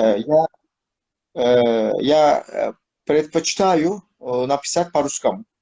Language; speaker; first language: Russian; non-native, learner; Turkish